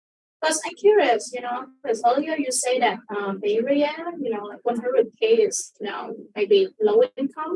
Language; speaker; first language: English; non-native, fluent; Vietnamese